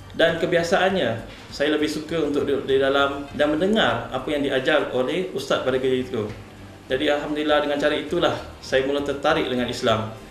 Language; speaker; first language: Malay; non-native, local second language; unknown